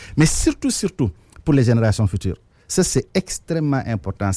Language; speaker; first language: French; non-native, local second language; Wolof